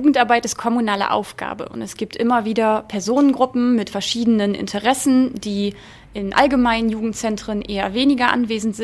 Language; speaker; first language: German; native; German